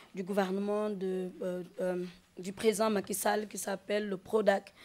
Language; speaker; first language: French; non-native, local second language; Fula